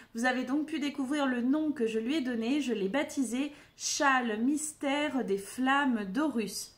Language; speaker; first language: French; native; French